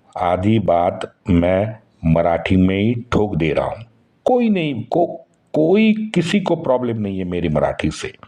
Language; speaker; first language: Hindi; non-native, local second language; Marathi